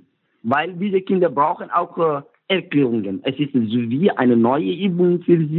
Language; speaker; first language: German; non-native, learner; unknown